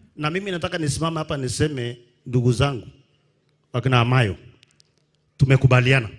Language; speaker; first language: Swahili; non-native, local second language; Kalenjin